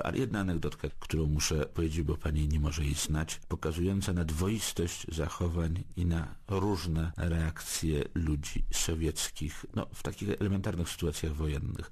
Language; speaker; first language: Polish; native; Polish